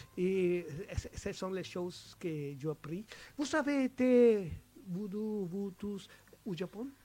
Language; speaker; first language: French; non-native, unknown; Spanish